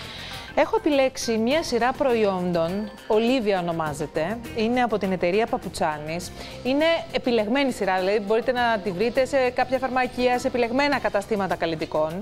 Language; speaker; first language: Greek; native; Greek